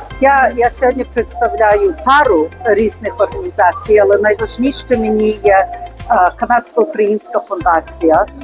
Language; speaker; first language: Ukrainian; early bilingual, heritage; Ukrainian